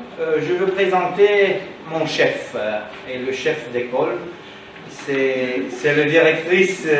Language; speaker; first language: French; non-native, learner; Romanian